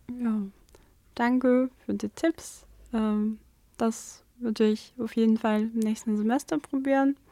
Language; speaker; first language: German; non-native, fluent; Russian